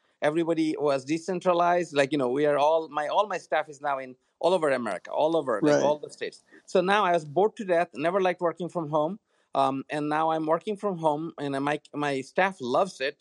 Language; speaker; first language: English; non-native, local second language; Bangla